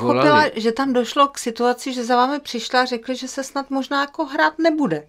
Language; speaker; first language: Czech; native; Czech